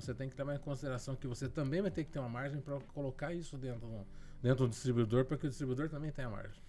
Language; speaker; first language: Portuguese; native; Portuguese